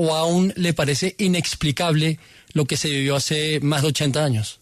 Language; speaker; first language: Spanish; native; Spanish